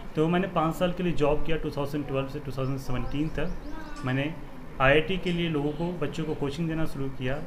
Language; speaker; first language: Hindi; native; Hindi